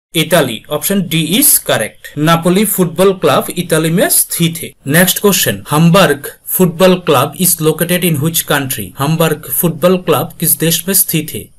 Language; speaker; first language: Hindi; non-native, local second language; Bangla